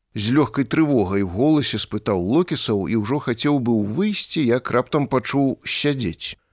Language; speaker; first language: Belarusian; native; Belarusian